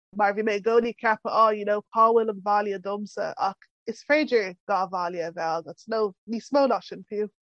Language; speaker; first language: Irish; early bilingual, other home language; English